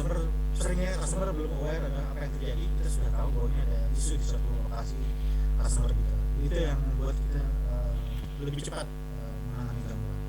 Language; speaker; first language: Indonesian; native; Indonesian